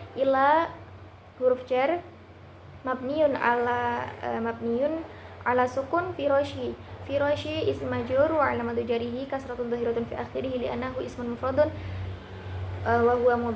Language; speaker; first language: Arabic; non-native, learner; Indonesian